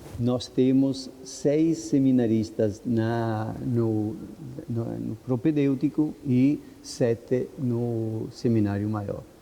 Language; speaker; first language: Portuguese; non-native, fluent; Italian